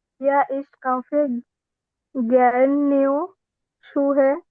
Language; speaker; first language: German; non-native, learner; Bangla